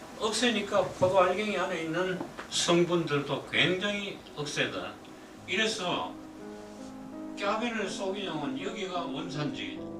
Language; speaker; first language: Korean; native; Korean